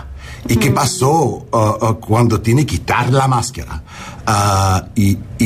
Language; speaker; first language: Spanish; non-native, learner; English